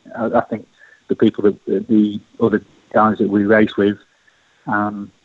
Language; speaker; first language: English; native; English